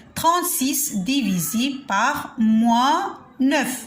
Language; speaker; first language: French; non-native, local second language; Arabic